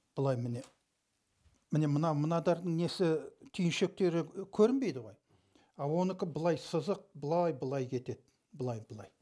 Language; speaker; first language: Kazakh; early bilingual, heritage; Kazakh